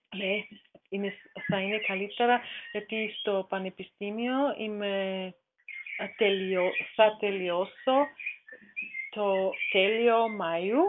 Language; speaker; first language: Greek; non-native, learner; German